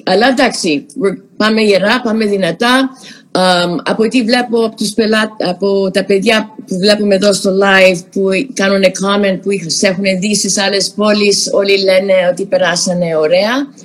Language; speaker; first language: Greek; early bilingual, other home language; English